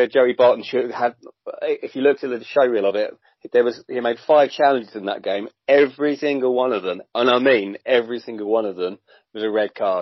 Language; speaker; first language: English; native; English